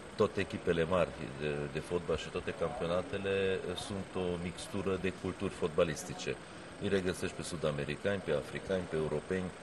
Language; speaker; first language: Romanian; non-native, local second language; Hungarian